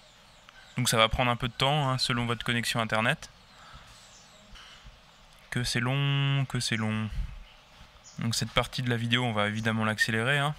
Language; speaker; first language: French; native; French